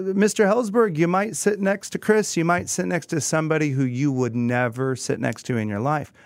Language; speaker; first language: English; native; English